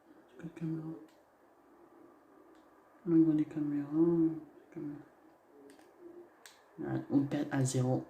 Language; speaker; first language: French; non-native, learner; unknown